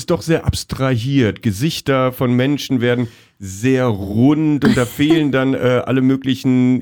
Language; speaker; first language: German; native; German